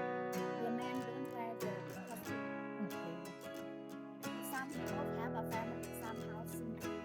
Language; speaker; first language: English; non-native, learner; Thai